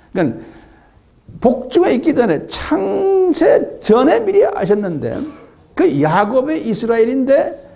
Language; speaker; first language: Korean; native; Korean